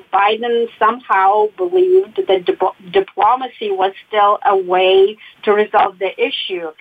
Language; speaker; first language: English; non-native, fluent; Russian